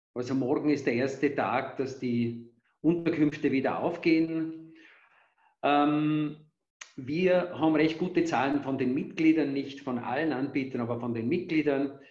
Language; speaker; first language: German; native; German